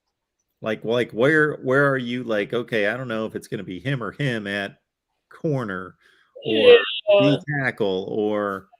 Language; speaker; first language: English; native; English